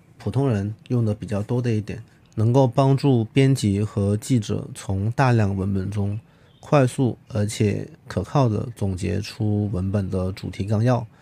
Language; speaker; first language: Chinese; non-native, local second language; Cantonese